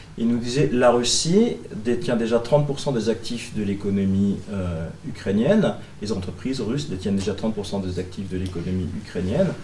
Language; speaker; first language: French; native; French